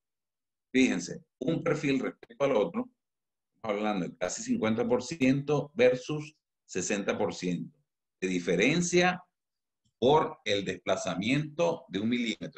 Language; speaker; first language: Spanish; native; Spanish